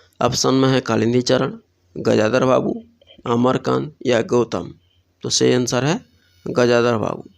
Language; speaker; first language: Hindi; non-native, local second language; Odia